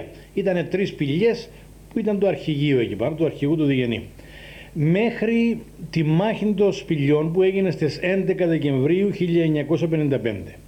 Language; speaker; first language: Greek; native; Greek